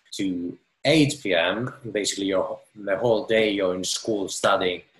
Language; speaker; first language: English; non-native, fluent; Greek